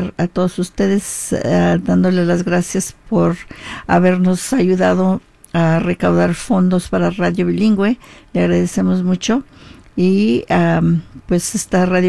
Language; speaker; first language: Spanish; early bilingual, heritage; Spanish